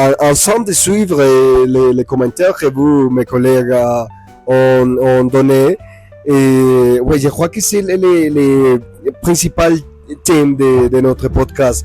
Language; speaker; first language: French; non-native, learner; Spanish